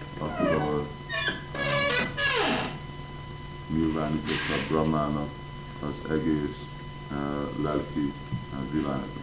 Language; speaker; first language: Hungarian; early bilingual, heritage; Hungarian